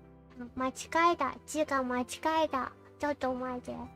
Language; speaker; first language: Japanese; non-native, learner; English